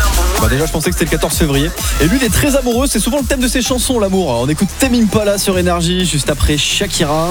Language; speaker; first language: French; native; French